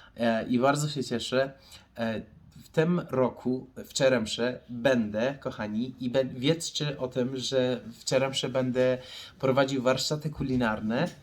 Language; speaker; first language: Polish; non-native, fluent; Persian